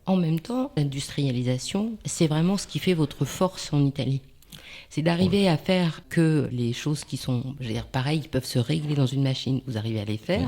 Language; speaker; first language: French; native; French